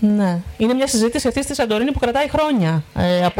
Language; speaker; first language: Greek; native; Greek